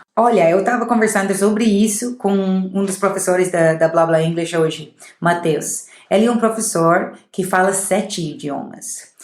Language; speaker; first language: Portuguese; non-native, fluent; English